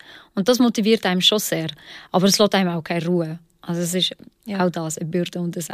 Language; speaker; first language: German; early bilingual, other home language; Albanian